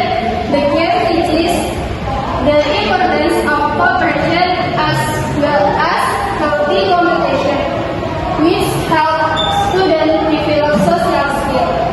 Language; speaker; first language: English; non-native, learner; Indonesian